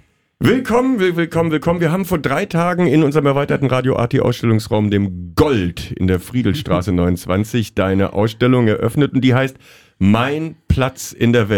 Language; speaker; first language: German; native; German